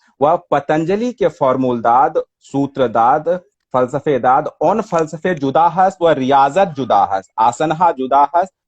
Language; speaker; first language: Persian; non-native, fluent; Hindi